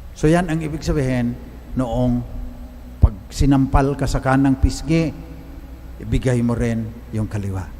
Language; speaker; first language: Filipino; non-native, local second language; Cebuano